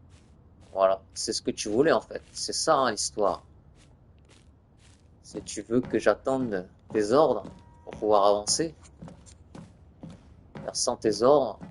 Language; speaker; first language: French; native; French